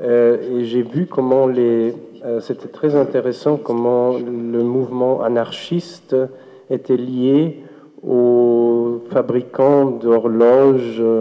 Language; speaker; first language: French; non-native, fluent; German